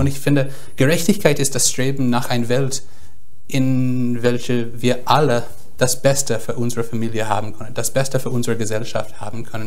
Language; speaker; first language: German; non-native, fluent; English